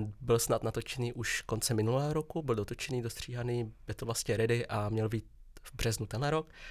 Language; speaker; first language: Czech; early bilingual, other home language; Vietnamese